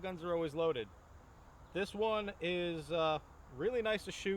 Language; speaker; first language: English; native; English